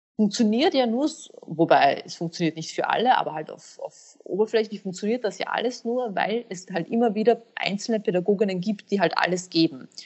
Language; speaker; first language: German; early bilingual, other home language; Bosnian